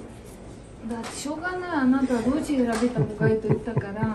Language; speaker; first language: Japanese; non-native, fluent; Romanian